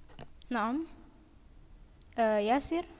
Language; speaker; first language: Arabic; non-native, fluent; Indonesian